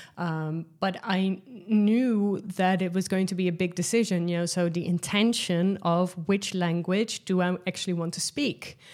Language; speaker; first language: English; non-native, fluent; Dutch